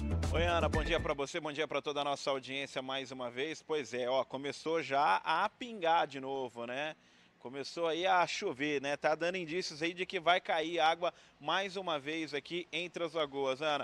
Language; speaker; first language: Portuguese; native; Portuguese